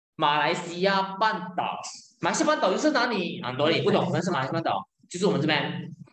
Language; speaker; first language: Chinese; native; Chinese